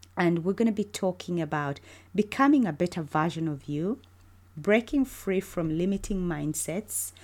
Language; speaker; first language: English; non-native, local second language; Ganda